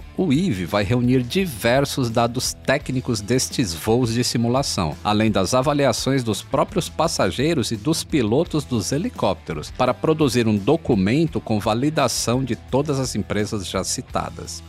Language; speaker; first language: Portuguese; native; Portuguese